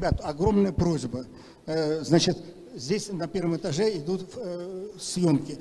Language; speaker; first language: Russian; native; Russian